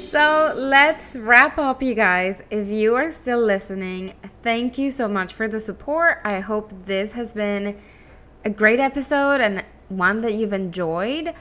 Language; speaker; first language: English; non-native, fluent; Spanish